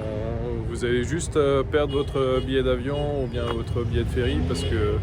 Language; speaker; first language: French; native; French